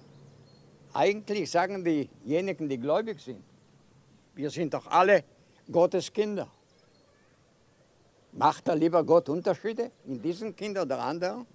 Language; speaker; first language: German; non-native, fluent; Yiddish